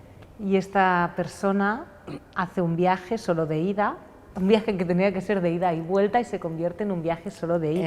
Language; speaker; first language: Spanish; non-native, local second language; Catalan